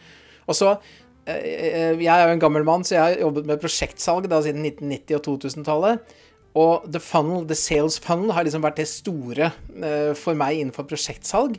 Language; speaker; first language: Norwegian; native; Norwegian